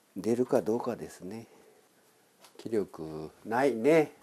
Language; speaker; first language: Japanese; native; Japanese